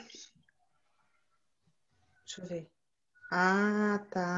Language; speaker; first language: Portuguese; native; Portuguese